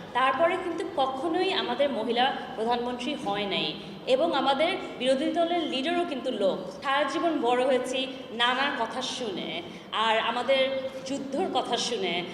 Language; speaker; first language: Bangla; early bilingual, heritage; Bangla